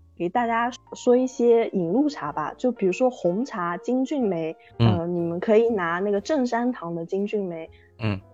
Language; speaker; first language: Chinese; native; Chinese